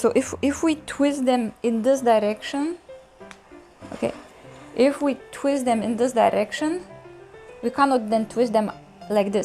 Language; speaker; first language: English; non-native, fluent; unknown